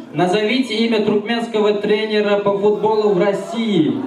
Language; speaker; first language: Russian; non-native, fluent; Turkmen